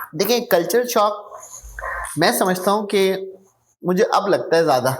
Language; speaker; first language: Urdu; native; Urdu